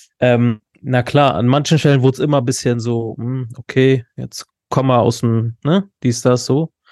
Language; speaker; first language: German; early bilingual, other home language; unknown